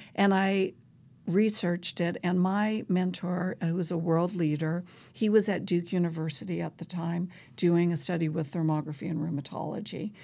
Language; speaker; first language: English; native; English